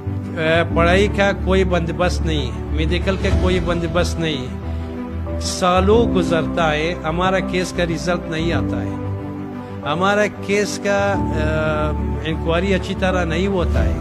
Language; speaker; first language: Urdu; non-native, learner; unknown